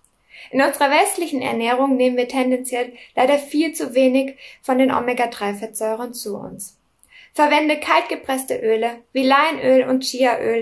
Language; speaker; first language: German; native; German